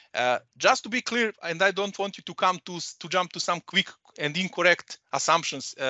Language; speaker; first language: English; non-native, fluent; Serbian